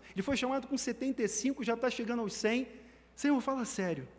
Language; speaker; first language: Portuguese; native; Portuguese